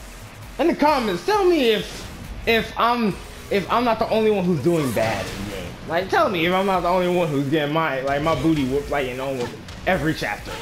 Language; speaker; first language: English; native; English